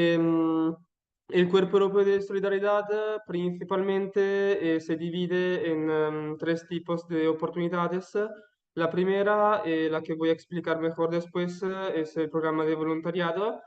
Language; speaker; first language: Spanish; non-native, learner; Italian